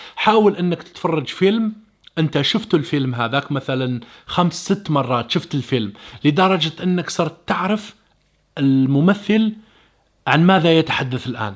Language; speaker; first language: Arabic; native; Arabic